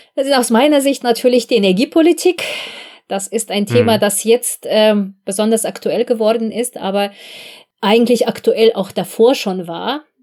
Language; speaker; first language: German; non-native, fluent; Russian